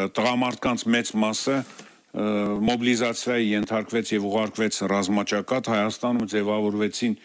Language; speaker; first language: Armenian; native; Armenian